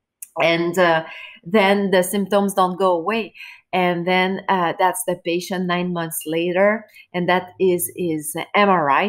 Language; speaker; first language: English; non-native, fluent; French